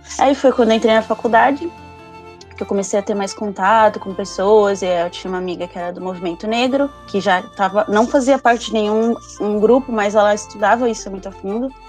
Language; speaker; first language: Portuguese; early bilingual, other home language; Spanish